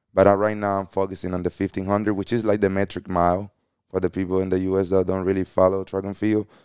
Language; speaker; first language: English; early bilingual, other home language; Spanish